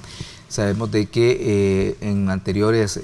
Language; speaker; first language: Spanish; native; Spanish